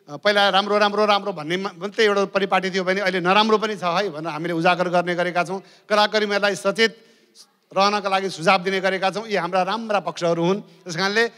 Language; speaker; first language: Nepali; native; Nepali